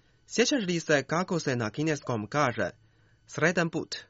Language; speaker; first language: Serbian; non-native, fluent; Chinese